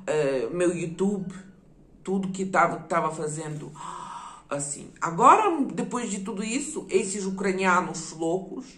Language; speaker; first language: Portuguese; non-native, fluent; Ukrainian